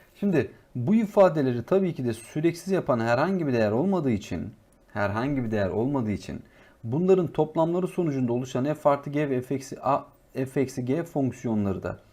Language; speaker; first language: Turkish; native; Turkish